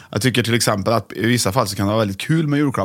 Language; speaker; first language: Swedish; native; Swedish